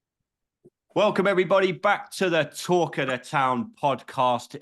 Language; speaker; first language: English; native; English